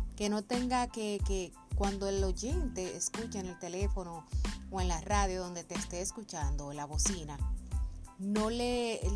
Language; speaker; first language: Spanish; native; Spanish